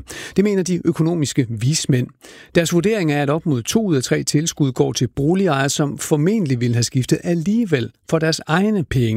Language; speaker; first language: Danish; native; Danish